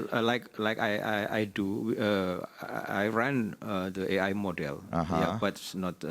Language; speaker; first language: English; non-native, learner; Indonesian